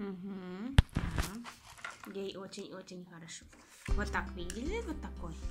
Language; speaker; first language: Russian; non-native, learner; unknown